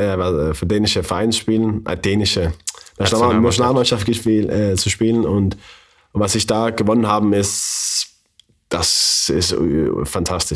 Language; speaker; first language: German; non-native, learner; Faroese